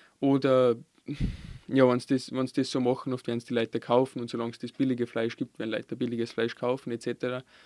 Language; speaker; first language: German; early bilingual, other home language; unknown